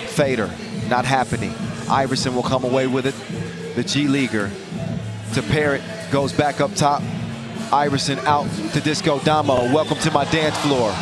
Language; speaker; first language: English; native; English